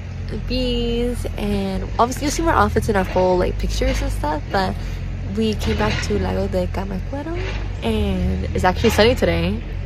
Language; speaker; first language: English; early bilingual, other home language; Spanish